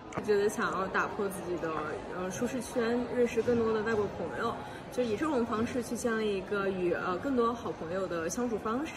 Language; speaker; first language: Chinese; native; Chinese